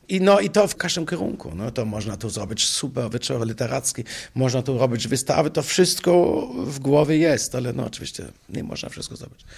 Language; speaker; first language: Polish; non-native, fluent; German